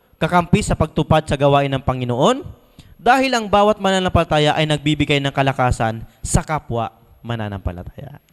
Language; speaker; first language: Filipino; non-native, local second language; Masbatenyo